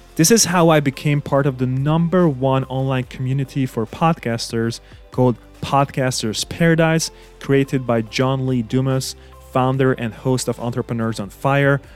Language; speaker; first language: English; non-native, fluent; Hungarian